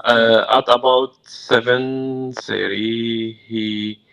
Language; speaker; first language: English; non-native, learner; Arabic